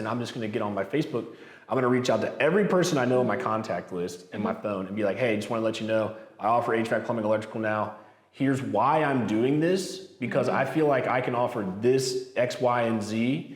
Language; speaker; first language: English; native; English